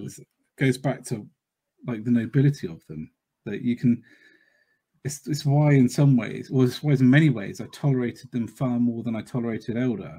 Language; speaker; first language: English; native; English